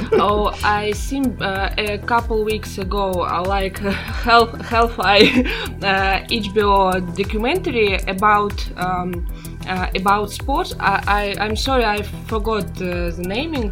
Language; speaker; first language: English; non-native, learner; Russian